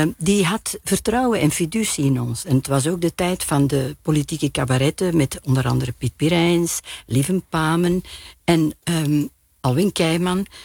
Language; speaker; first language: Dutch; native; Dutch